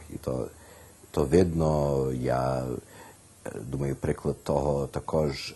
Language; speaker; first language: Ukrainian; early bilingual, heritage; Ukrainian